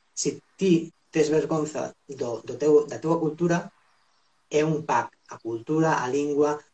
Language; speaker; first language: Galician; non-native, local second language; Spanish